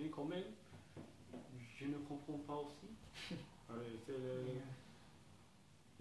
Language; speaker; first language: French; non-native, learner; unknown